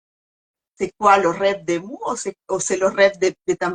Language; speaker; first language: French; non-native, learner; Spanish